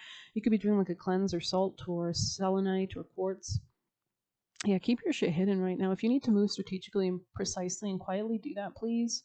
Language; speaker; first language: English; native; English